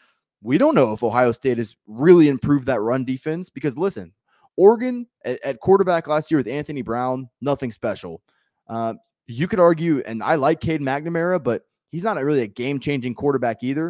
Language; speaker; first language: English; native; English